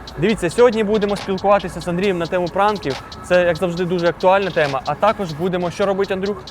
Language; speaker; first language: Ukrainian; non-native, local second language; Russian